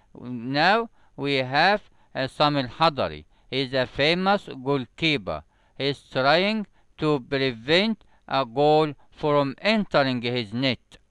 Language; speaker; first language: English; non-native, fluent; Arabic